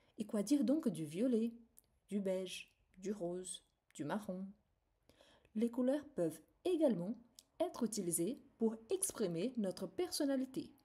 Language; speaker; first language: French; non-native, fluent; Portuguese